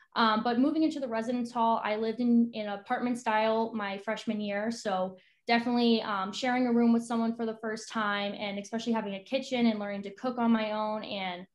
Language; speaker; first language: English; native; English